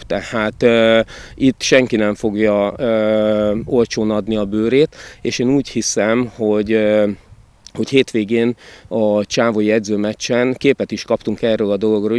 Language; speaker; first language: Hungarian; native; Hungarian